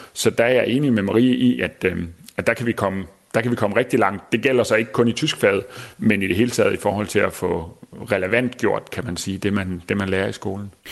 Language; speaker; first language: Danish; native; Danish